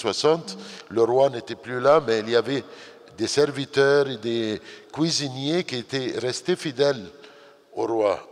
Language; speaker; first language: French; non-native, fluent; Arabic